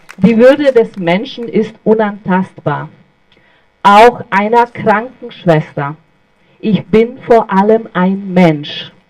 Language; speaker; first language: German; non-native, fluent; Bosnian